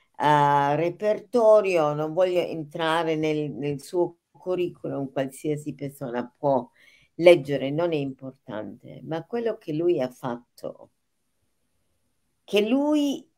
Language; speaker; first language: Italian; non-native, fluent; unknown